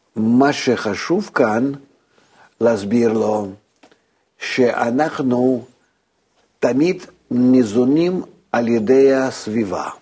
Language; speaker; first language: Hebrew; non-native, fluent; Russian